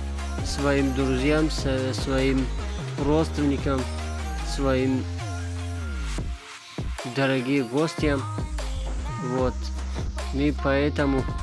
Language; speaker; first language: Russian; non-native, fluent; Tajik